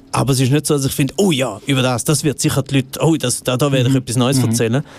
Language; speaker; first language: German; native; German